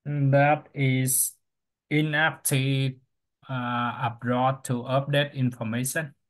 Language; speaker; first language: English; non-native, learner; Vietnamese